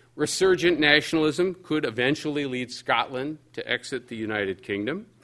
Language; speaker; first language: English; native; English